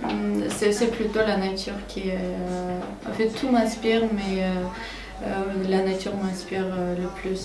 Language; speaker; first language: French; non-native, fluent; Armenian